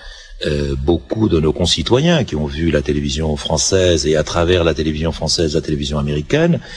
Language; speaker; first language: French; native; French